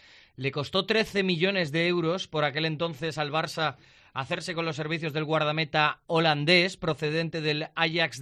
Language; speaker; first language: Spanish; native; Spanish